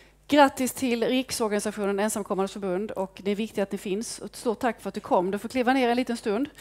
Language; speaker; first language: Swedish; native; Swedish